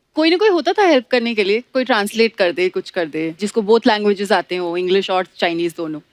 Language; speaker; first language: Hindi; non-native, local second language; Bangla